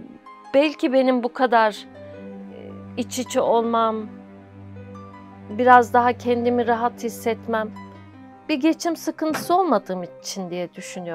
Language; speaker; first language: Turkish; native; Turkish